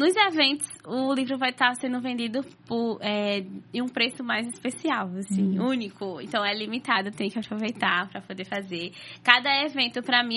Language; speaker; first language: Portuguese; native; Portuguese